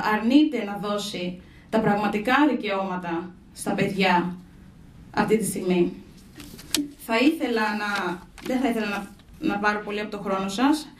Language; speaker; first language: Greek; non-native, fluent; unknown